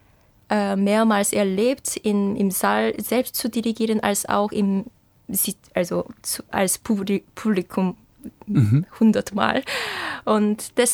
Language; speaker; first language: German; non-native, fluent; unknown